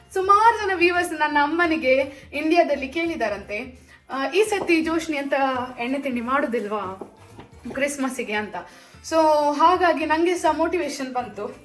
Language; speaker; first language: Kannada; non-native, local second language; Konkani